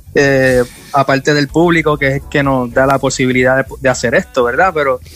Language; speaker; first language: Spanish; native; Spanish